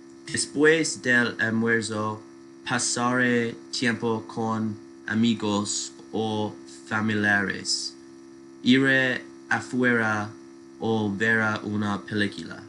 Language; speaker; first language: Spanish; non-native, learner; English